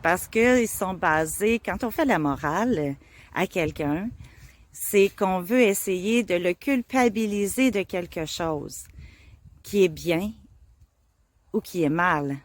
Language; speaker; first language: French; native; French